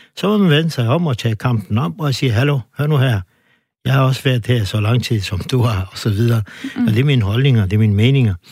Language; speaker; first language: Danish; non-native, fluent; Turkish